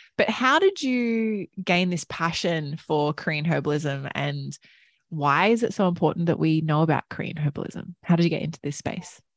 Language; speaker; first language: English; native; English